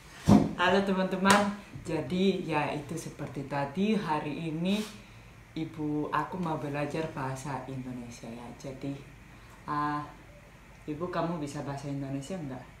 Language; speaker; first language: Indonesian; non-native, fluent; Spanish